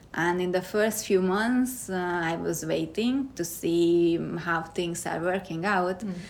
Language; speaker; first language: English; non-native, fluent; Hungarian